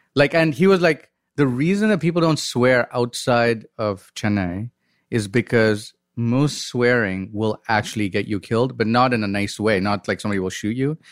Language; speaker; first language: English; non-native, local second language; Tamil